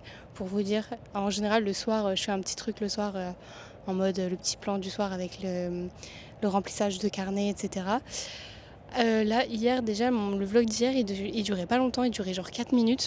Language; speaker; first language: French; native; French